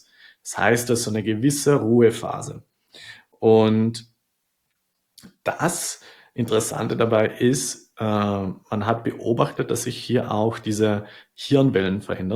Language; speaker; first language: German; native; German